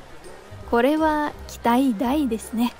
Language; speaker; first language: Japanese; non-native, fluent; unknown